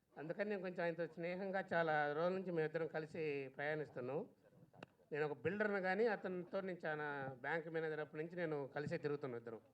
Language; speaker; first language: Telugu; native; Telugu